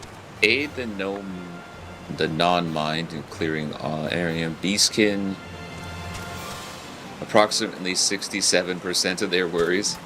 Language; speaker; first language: English; native; English